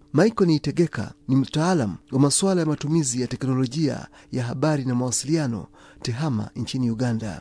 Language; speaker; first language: Swahili; non-native, local second language; Ganda